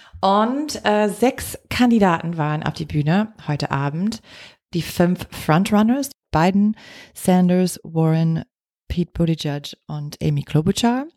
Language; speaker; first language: German; non-native, fluent; English